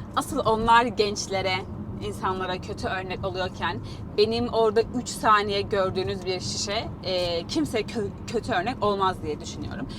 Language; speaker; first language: Turkish; native; Turkish